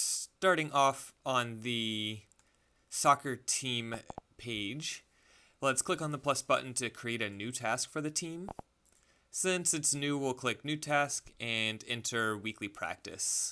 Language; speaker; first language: English; native; English